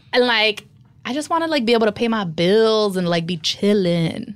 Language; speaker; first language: English; native; English